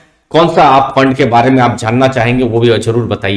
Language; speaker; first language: Hindi; native; Hindi